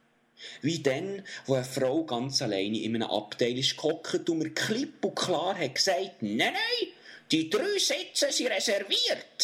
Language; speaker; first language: German; native; German